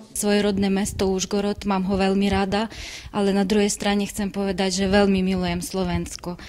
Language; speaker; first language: Slovak; non-native, fluent; Ukrainian